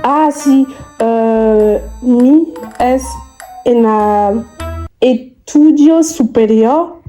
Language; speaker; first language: Spanish; non-native, learner; French